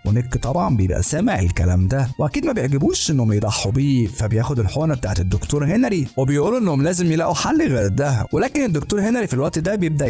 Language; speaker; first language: Arabic; native; Arabic